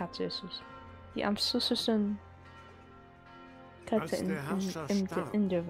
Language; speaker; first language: German; non-native, learner; English